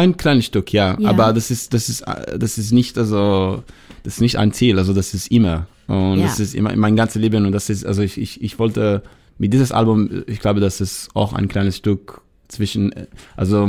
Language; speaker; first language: German; non-native, learner; Hebrew